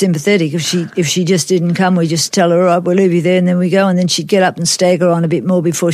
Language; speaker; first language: English; native; English